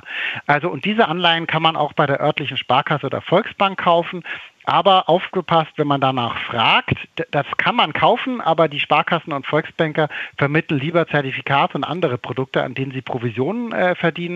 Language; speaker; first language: German; native; German